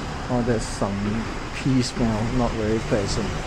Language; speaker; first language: English; non-native, local second language; Chinese